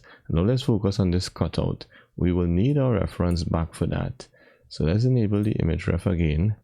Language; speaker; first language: English; native; English